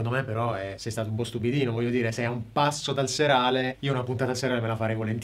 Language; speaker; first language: Italian; native; Italian